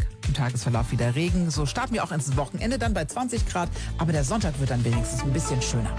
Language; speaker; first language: German; native; German